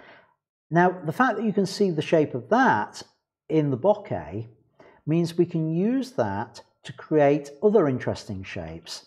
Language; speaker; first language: English; native; English